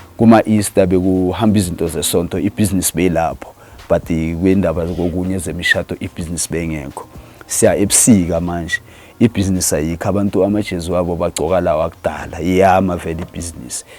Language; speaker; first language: Zulu; native; Zulu